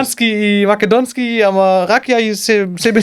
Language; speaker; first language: Macedonian; non-native, learner; German